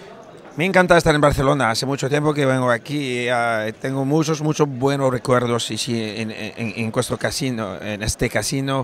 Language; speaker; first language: Spanish; non-native, fluent; French